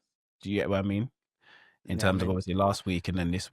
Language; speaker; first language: English; native; English